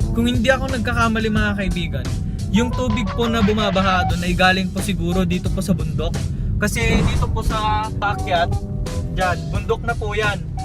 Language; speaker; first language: Filipino; non-native, local second language; Iloko